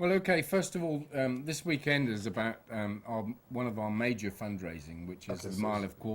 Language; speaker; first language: English; native; English